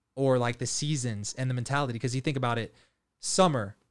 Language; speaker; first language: English; native; English